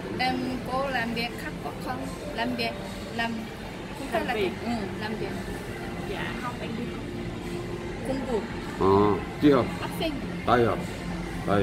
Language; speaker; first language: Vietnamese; non-native, learner; Korean